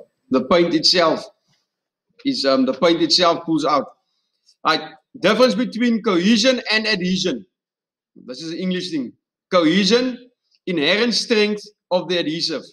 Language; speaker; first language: English; non-native, local second language; Afrikaans